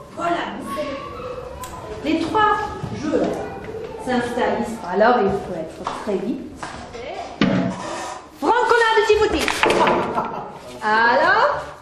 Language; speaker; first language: French; non-native, fluent; German